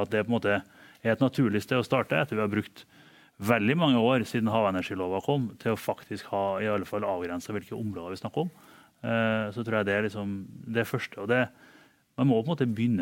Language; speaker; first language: Norwegian; native; Norwegian